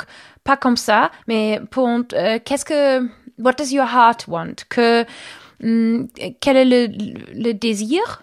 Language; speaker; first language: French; non-native, learner; German